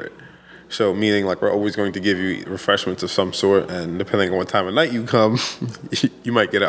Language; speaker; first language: English; native; English